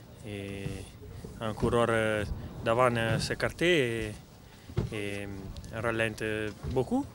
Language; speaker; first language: French; non-native, learner; Italian